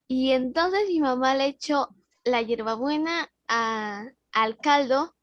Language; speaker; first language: Spanish; native; Spanish